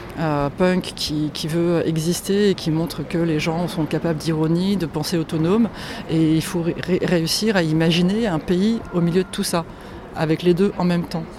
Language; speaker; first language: French; non-native, fluent; Polish